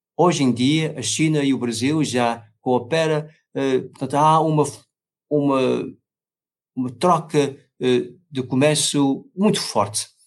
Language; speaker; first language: Portuguese; non-native, fluent; Chinese